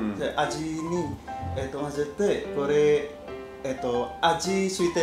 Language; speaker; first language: Japanese; non-native, learner; Indonesian